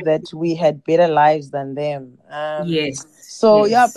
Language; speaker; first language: English; non-native, local second language; Xhosa